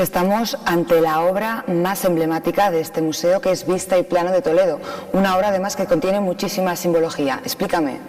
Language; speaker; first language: Spanish; native; Spanish